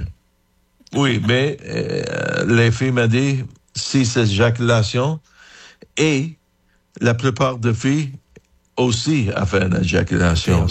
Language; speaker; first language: French; non-native, fluent; English